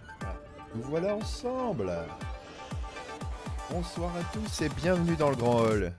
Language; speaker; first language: French; native; French